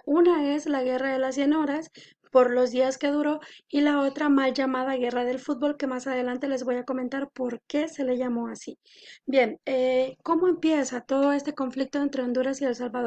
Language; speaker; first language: Spanish; native; Spanish